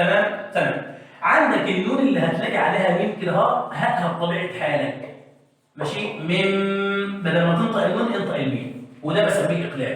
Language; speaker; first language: Arabic; native; Arabic